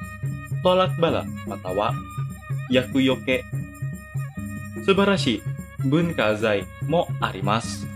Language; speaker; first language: Japanese; non-native, fluent; Indonesian